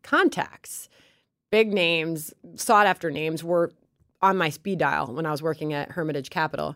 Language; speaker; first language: English; native; English